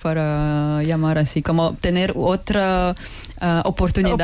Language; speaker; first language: Spanish; non-native, learner; Russian